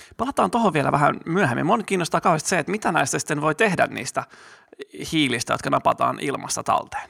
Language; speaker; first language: Finnish; native; Finnish